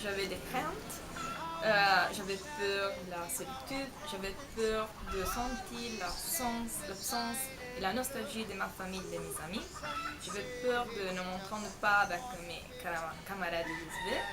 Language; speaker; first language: French; non-native, learner; Italian